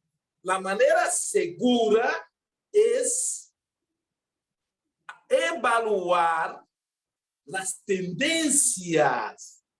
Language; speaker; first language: Spanish; non-native, learner; Portuguese